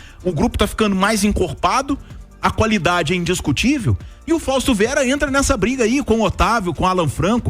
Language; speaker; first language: Portuguese; native; Portuguese